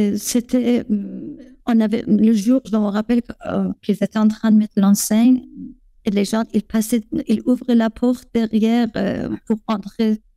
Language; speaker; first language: French; non-native, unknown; Persian